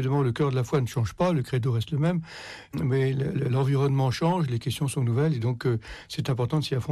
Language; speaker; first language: French; native; French